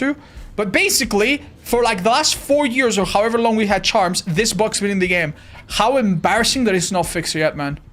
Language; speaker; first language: English; native; English